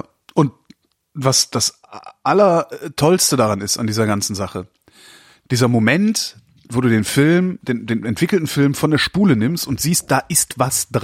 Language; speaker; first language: German; native; German